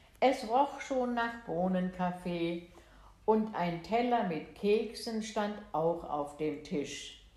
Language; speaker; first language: German; native; German